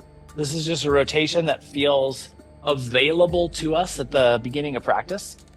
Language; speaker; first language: English; native; English